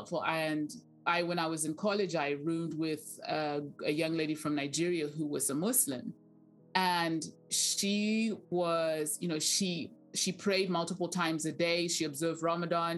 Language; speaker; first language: English; non-native, local second language; Shona